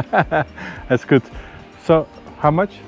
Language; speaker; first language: English; non-native, learner; Turkish